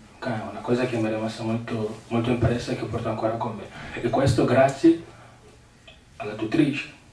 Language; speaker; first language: Italian; non-native, fluent; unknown